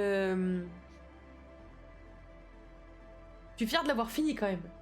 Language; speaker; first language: French; native; French